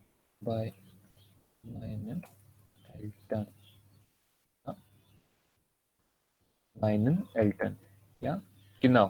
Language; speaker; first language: German; non-native, learner; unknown